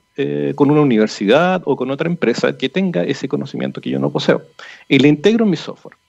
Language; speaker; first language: Spanish; native; Spanish